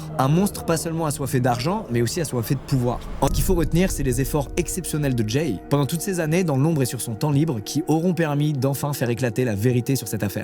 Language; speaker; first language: French; native; French